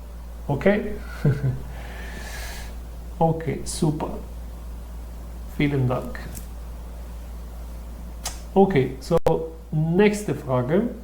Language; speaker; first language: German; non-native, learner; Russian